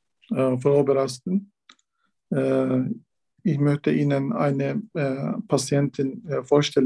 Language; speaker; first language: German; non-native, learner; Turkish